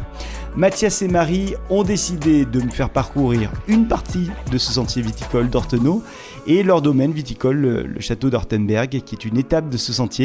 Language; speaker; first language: French; native; French